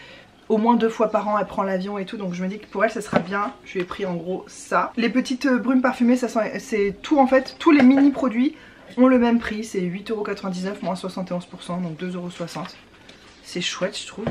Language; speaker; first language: French; native; French